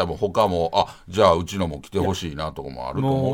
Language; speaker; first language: Japanese; native; Japanese